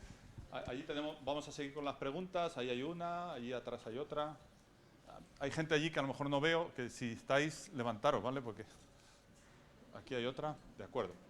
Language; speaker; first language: Spanish; native; Spanish